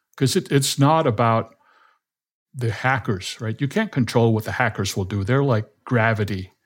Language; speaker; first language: English; non-native, fluent; Danish